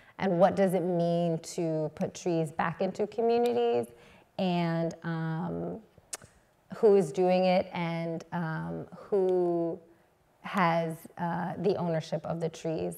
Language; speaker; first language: English; native; English